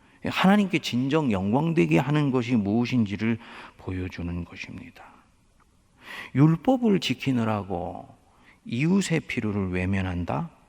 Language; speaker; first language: Korean; native; Korean